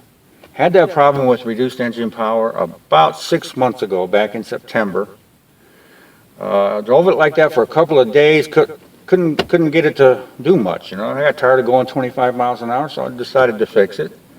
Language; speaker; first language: English; native; English